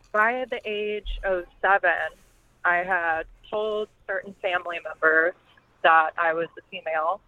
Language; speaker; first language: English; native; English